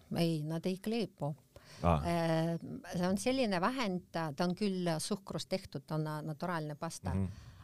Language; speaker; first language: Estonian; non-native, local second language; Russian